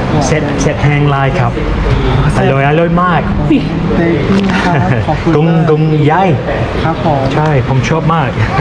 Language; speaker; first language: Thai; non-native, learner; English